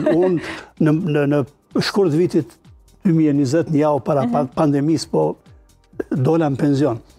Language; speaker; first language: Albanian; native; Albanian